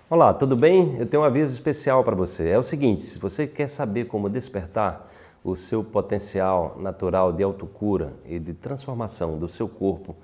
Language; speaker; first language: Portuguese; native; Portuguese